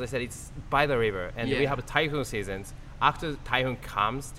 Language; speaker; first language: English; non-native, learner; Japanese